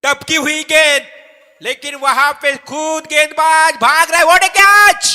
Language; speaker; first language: Hindi; non-native, local second language; Marathi